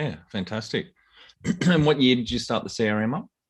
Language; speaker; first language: English; native; English